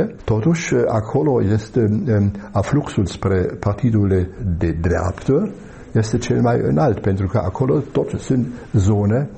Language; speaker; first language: Romanian; non-native, fluent; German